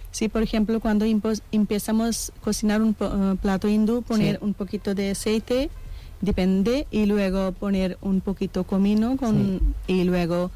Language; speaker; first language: Spanish; non-native, learner; Punjabi